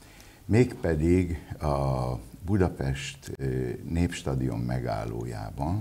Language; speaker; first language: Hungarian; native; Hungarian